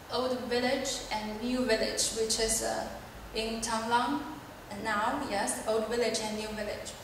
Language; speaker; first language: English; non-native, learner; Chinese